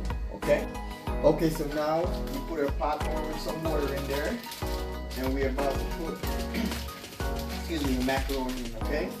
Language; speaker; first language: English; native; English